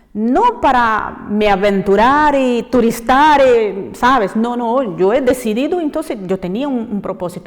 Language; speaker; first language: Spanish; non-native, fluent; Portuguese